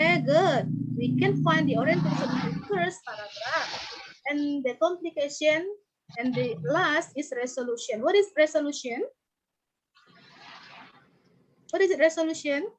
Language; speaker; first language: English; non-native, learner; Indonesian